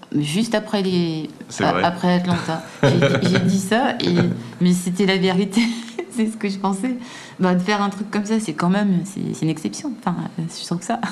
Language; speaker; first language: French; native; French